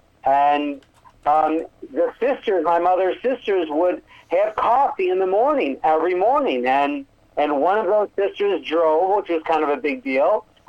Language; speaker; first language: English; native; English